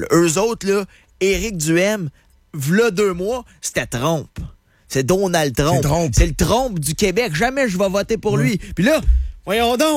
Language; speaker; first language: French; native; French